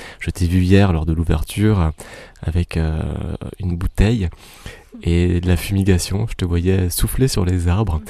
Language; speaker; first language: French; native; French